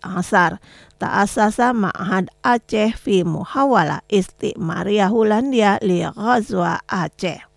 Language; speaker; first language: Arabic; non-native, fluent; Indonesian